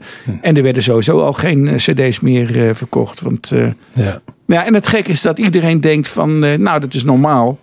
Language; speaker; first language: Dutch; native; Dutch